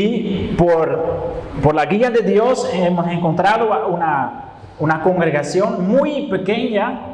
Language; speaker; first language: Spanish; non-native, fluent; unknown